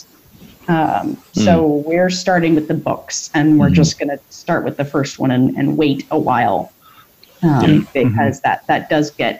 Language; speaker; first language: English; native; English